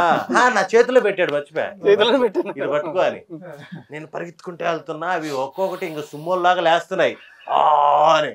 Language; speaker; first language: Telugu; native; Telugu